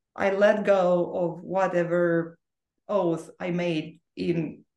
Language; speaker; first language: English; non-native, fluent; Romanian